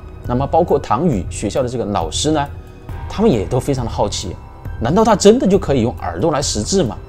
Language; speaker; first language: Chinese; native; Chinese